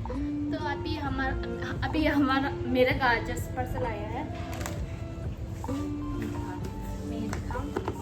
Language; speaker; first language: Hindi; non-native, local second language; Tibetan